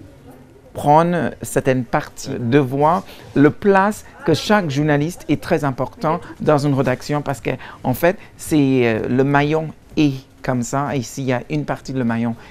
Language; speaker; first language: French; non-native, fluent; English